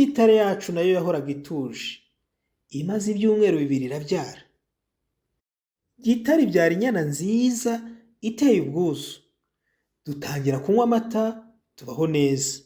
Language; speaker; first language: Kinyarwanda; native; Kinyarwanda